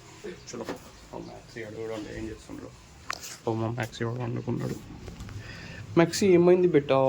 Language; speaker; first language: Telugu; native; Telugu